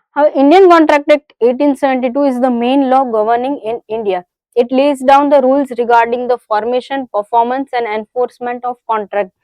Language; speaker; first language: English; non-native, local second language; Gujarati